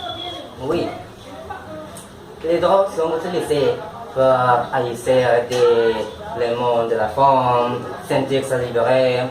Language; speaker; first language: French; non-native, learner; Spanish